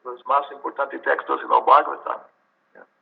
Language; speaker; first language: Spanish; non-native, learner; English